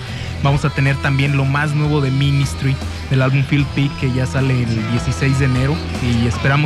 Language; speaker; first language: Spanish; native; Spanish